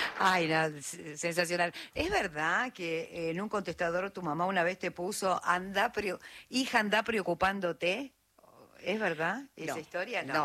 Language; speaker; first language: Spanish; native; Spanish